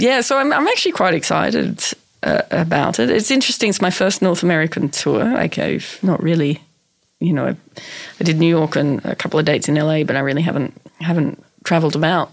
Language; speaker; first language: English; native; English